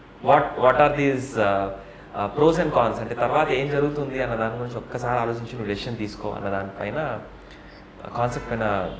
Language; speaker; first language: Telugu; native; Telugu